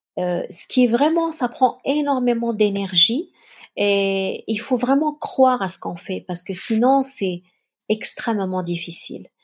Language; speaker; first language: French; non-native, local second language; Kabyle